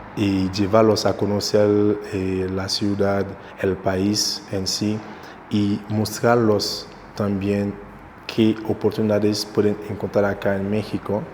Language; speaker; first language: Spanish; non-native, local second language; Haitian Creole